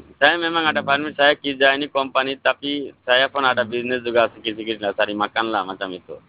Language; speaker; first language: Malay; non-native, learner; Bangla